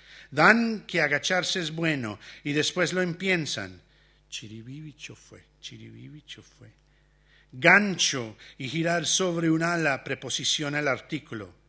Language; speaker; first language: Spanish; early bilingual, heritage; Spanish